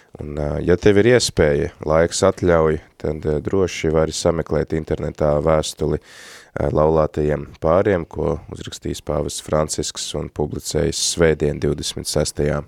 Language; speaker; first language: Latvian; native; Latvian